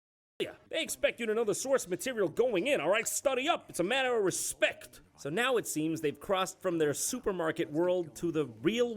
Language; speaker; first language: English; native; English